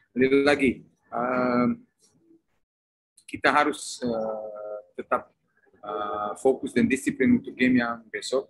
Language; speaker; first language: Indonesian; non-native, fluent; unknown